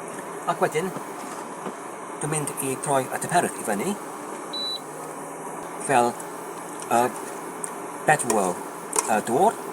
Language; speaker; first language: Welsh; non-native, learner; English